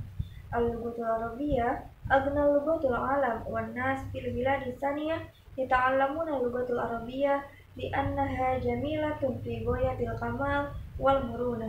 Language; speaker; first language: Arabic; non-native, learner; Indonesian